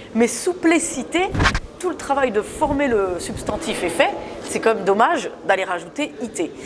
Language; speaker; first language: French; native; French